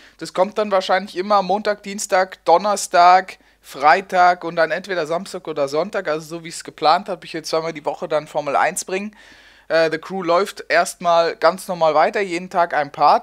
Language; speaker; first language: German; native; German